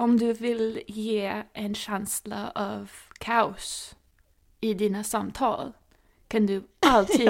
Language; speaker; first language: Swedish; non-native, fluent; English